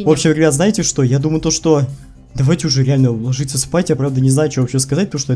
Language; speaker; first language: Russian; native; Russian